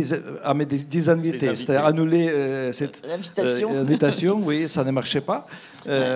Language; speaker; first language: French; non-native, fluent; Russian